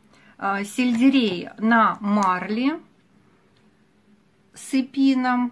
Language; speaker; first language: Russian; native; Russian